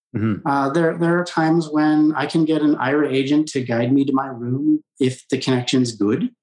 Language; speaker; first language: English; native; English